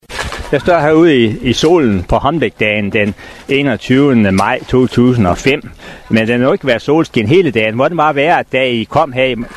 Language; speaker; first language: Danish; native; Danish